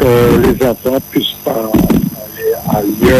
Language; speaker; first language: French; non-native, local second language; Guadeloupean Creole French